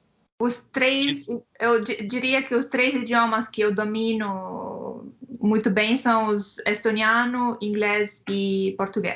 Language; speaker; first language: Portuguese; non-native, fluent; Estonian